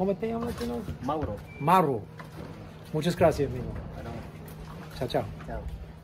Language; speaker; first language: Spanish; non-native, learner; English